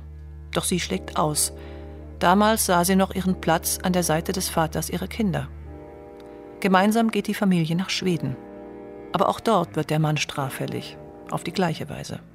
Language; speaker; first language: German; native; German